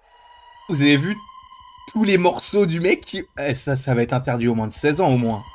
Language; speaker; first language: French; native; French